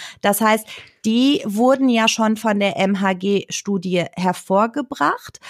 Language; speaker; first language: German; early bilingual, other home language; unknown